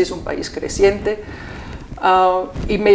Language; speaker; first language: Spanish; non-native, fluent; German